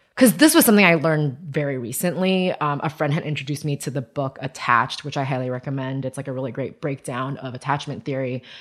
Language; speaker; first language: English; early bilingual, other home language; Chinese